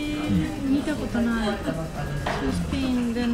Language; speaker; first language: Japanese; non-native, fluent; Spanish